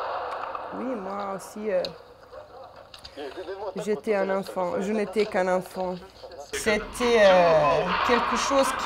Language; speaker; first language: French; non-native, fluent; Bosnian